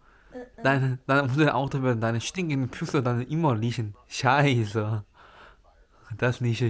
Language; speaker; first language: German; non-native, learner; Korean